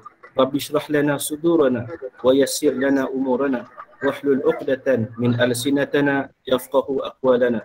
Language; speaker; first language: Arabic; non-native, fluent; Malay